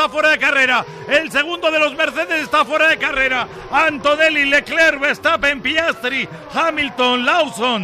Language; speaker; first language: Spanish; native; Spanish